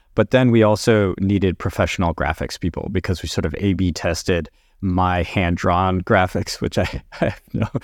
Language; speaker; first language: English; native; English